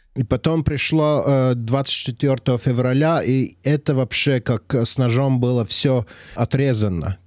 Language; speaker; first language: Russian; non-native, local second language; Latvian